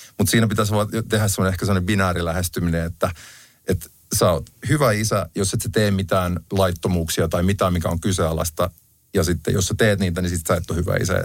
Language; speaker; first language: Finnish; native; Finnish